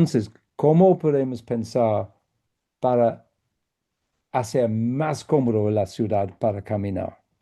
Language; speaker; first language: Spanish; non-native, fluent; English